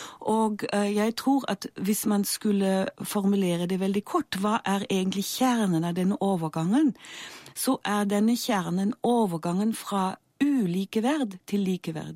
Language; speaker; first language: Norwegian; non-native, fluent; German